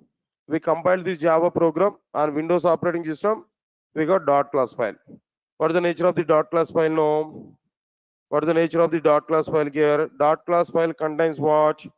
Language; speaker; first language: English; non-native, local second language; Telugu